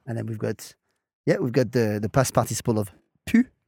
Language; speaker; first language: English; non-native, fluent; French